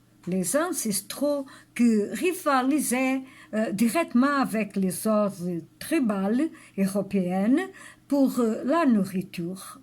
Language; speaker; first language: French; non-native, learner; Portuguese